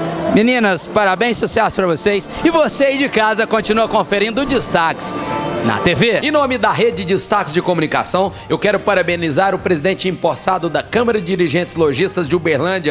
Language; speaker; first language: Portuguese; native; Portuguese